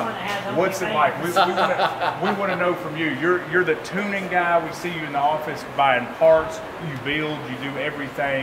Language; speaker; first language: English; native; English